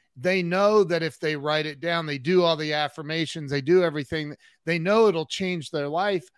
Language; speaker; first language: English; native; English